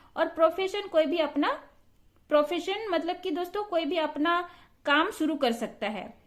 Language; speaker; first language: Hindi; non-native, local second language; Santali